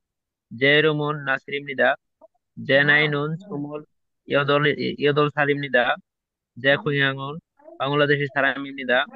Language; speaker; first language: Korean; non-native, learner; Bangla